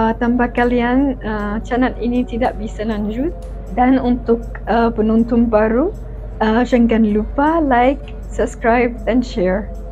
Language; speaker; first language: Indonesian; non-native, fluent; Arabic